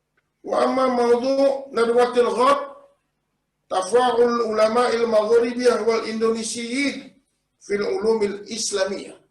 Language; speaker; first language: Arabic; non-native, fluent; Indonesian